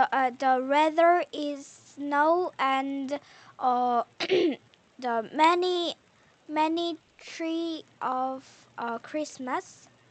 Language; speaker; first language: English; non-native, learner; Korean